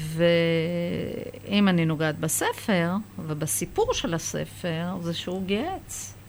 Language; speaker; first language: Hebrew; early bilingual, other home language; Persian